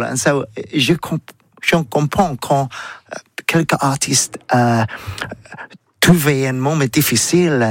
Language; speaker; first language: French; non-native, learner; English